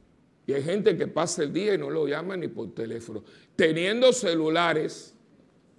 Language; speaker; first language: Spanish; native; Spanish